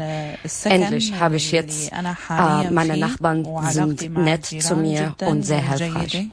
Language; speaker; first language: German; non-native, learner; Arabic